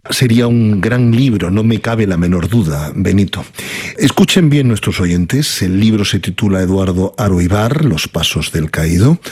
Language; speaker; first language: Spanish; native; Spanish